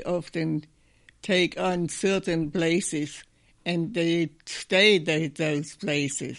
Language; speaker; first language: English; non-native, fluent; German